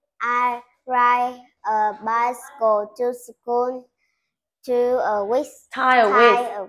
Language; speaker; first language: English; non-native, learner; Vietnamese